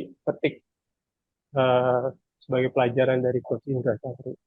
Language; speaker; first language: Indonesian; native; Indonesian